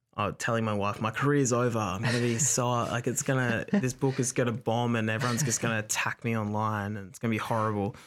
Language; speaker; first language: English; native; English